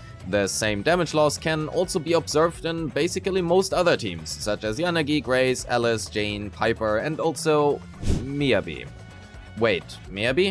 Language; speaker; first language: English; non-native, fluent; German